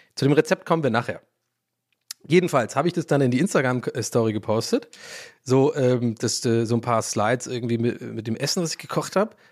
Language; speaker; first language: German; early bilingual, other home language; English